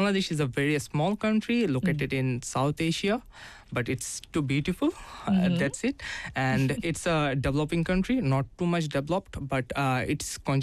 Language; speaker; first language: English; non-native, local second language; Bangla